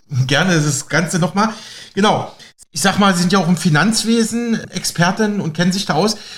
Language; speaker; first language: German; native; German